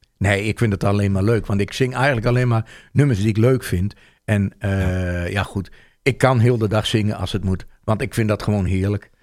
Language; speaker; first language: Dutch; native; Dutch